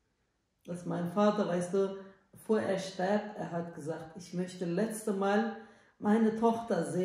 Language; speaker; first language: German; non-native, learner; Turkish